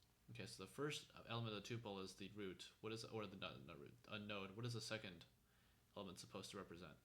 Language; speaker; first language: English; native; English